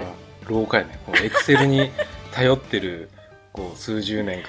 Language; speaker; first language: Japanese; native; Japanese